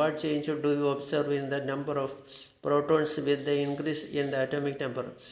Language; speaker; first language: English; non-native, local second language; Malayalam